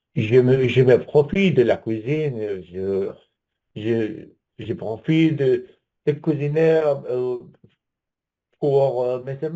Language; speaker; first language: French; non-native, learner; English